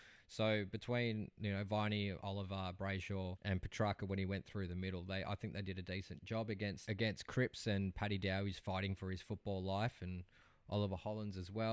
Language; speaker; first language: English; native; English